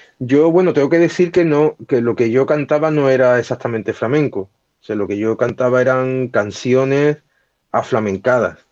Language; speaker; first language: Spanish; native; Spanish